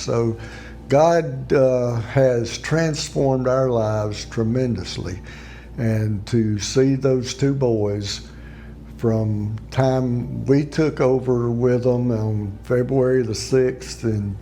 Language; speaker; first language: English; native; English